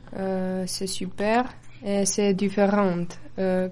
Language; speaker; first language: French; non-native, learner; Macedonian